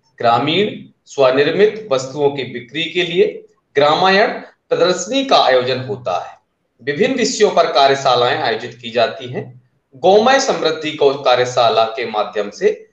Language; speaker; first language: Hindi; non-native, local second language; Marathi